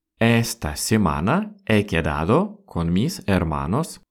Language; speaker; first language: Spanish; non-native, fluent; Russian